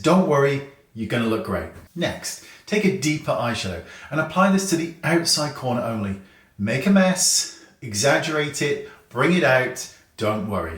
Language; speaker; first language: English; native; English